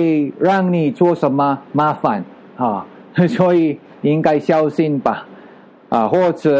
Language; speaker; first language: Chinese; non-native, fluent; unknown